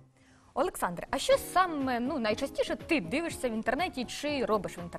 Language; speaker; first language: Ukrainian; native; Ukrainian